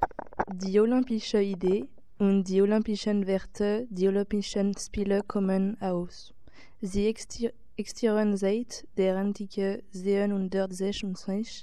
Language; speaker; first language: German; non-native, learner; French